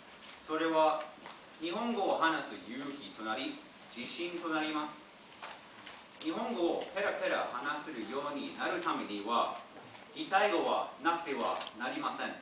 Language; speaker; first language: Japanese; non-native, learner; English